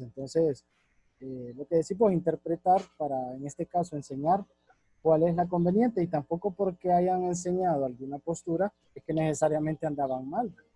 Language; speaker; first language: Spanish; native; Spanish